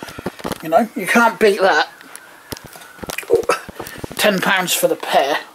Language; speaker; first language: English; native; English